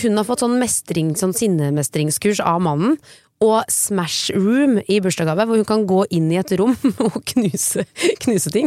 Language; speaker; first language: Norwegian; native; Norwegian